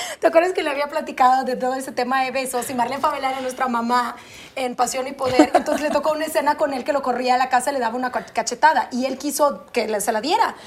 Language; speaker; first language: Spanish; non-native, fluent; Russian